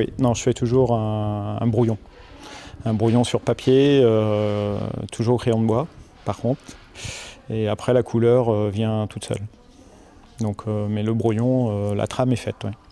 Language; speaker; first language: French; native; French